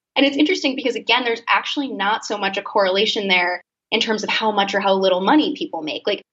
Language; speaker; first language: English; native; English